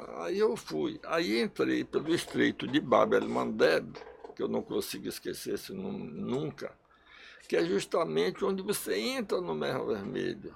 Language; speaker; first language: Portuguese; early bilingual, other home language; Russian